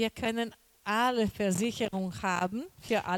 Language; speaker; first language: German; non-native, learner; Portuguese